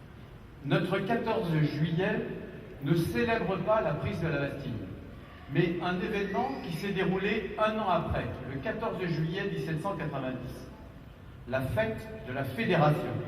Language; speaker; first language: French; native; French